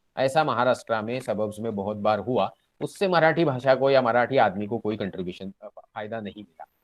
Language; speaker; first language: Hindi; non-native, local second language; Marathi